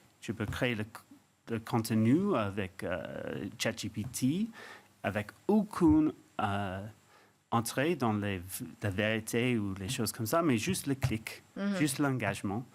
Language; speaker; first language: French; non-native, fluent; English